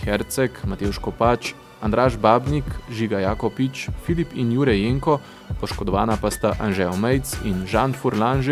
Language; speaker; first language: Slovenian; native; Slovenian